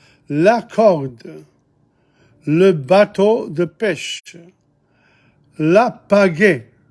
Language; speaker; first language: French; non-native, fluent; English